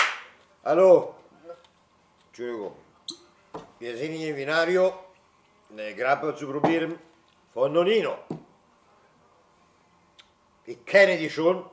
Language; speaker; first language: German; non-native, fluent; Italian